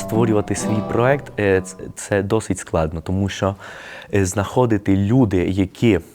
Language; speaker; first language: Ukrainian; early bilingual, heritage; Spanish